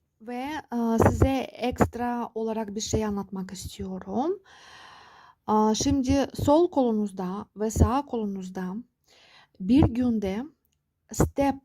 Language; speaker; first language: Turkish; non-native, fluent; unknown